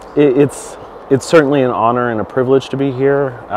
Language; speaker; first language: English; native; English